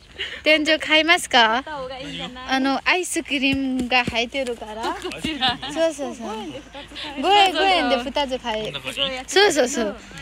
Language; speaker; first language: Japanese; non-native, learner; Nepali